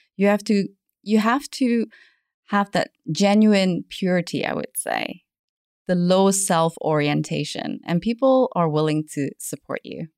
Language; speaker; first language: English; non-native, fluent; German